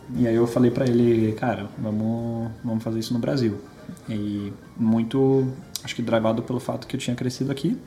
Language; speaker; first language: Portuguese; early bilingual, other home language; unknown